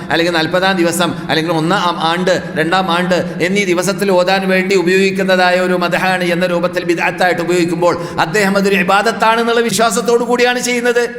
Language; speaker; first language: Malayalam; native; Malayalam